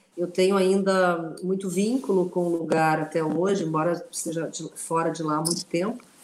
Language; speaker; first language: Portuguese; non-native, local second language; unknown